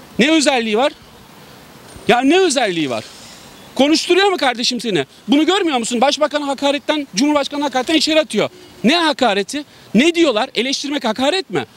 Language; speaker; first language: Turkish; native; Turkish